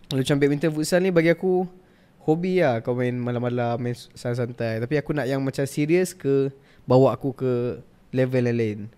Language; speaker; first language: Malay; native; Malay